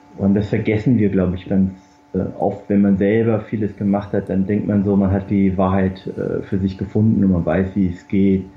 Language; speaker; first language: German; early bilingual, other home language; Korean